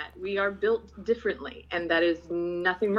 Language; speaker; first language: English; non-native, local second language; Filipino